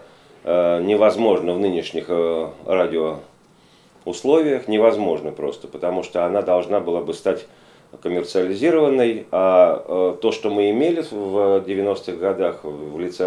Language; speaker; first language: Russian; native; Russian